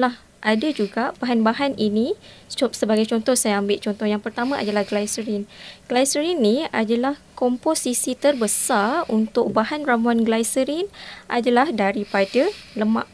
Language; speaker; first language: Malay; native; Malay